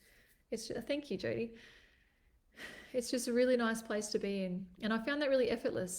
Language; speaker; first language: English; native; English